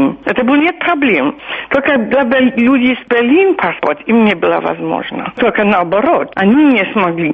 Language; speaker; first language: Russian; non-native, fluent; German